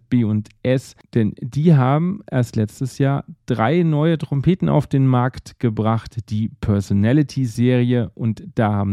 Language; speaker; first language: German; native; German